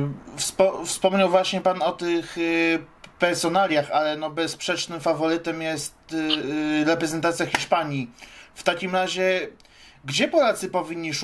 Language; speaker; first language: Polish; native; Polish